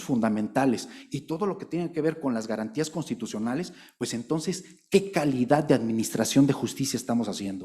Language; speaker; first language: Spanish; native; Spanish